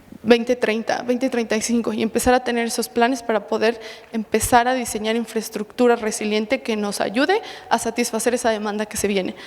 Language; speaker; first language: Spanish; native; Spanish